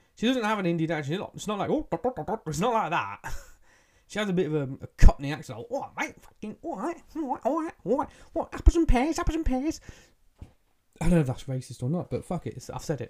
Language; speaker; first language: English; early bilingual, other home language; Hindi